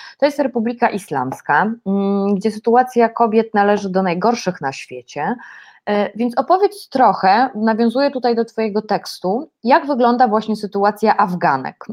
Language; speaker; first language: Polish; native; Polish